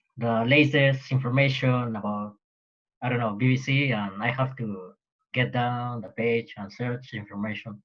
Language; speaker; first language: English; non-native, learner; Spanish